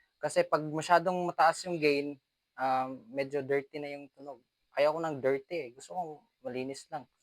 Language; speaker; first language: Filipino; non-native, local second language; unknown